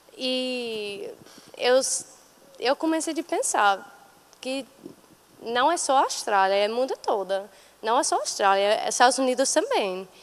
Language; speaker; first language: Portuguese; non-native, fluent; English